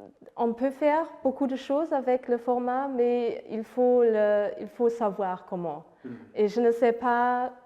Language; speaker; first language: French; non-native, fluent; Luxembourgish